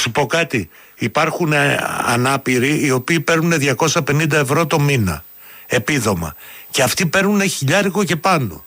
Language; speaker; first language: Greek; native; Greek